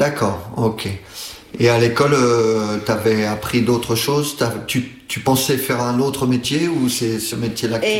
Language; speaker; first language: French; native; French